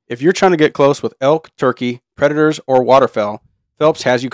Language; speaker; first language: English; native; English